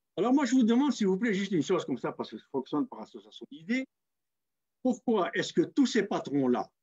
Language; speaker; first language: French; non-native, local second language; Kabyle